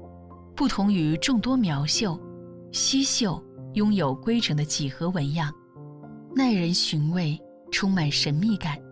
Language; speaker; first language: Chinese; native; Chinese